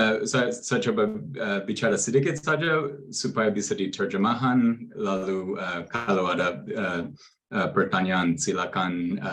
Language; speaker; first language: Indonesian; non-native, fluent; English